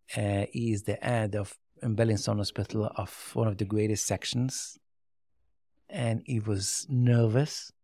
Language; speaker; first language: English; non-native, learner; Yiddish